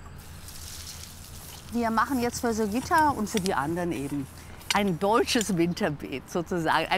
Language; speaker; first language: German; native; German